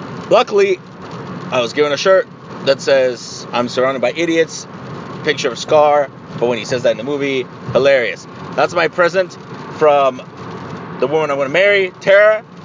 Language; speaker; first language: English; early bilingual, other home language; Spanish